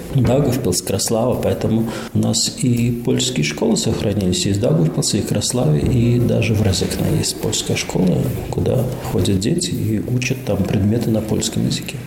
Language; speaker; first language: Russian; native; Russian